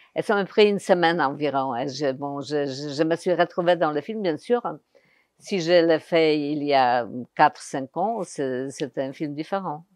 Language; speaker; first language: French; non-native, fluent; Polish